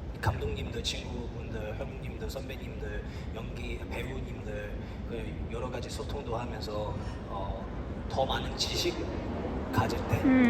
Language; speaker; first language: Korean; early bilingual, heritage; English